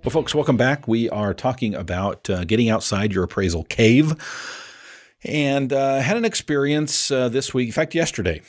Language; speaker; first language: English; native; English